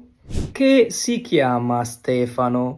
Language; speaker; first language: Italian; non-native, learner; Bangla